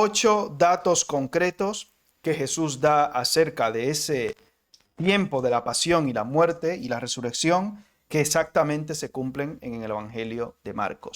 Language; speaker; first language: Spanish; native; Spanish